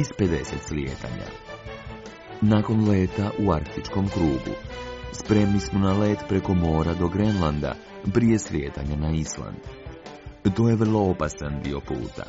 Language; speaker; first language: Croatian; native; Croatian